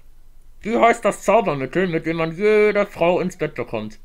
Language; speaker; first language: German; native; German